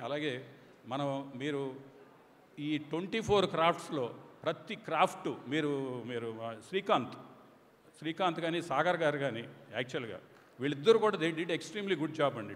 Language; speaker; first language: Telugu; native; Telugu